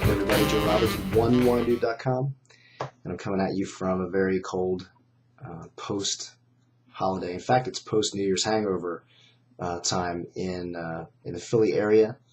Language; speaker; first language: English; native; English